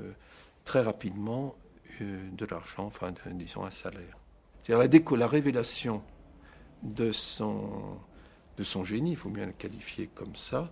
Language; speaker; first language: French; native; French